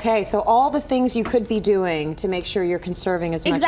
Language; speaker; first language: English; native; English